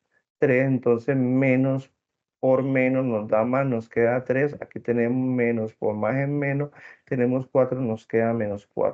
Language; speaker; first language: Spanish; native; Spanish